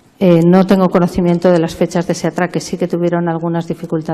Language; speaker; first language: Spanish; native; Spanish